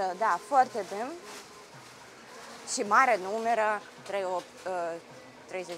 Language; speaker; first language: Romanian; non-native, learner; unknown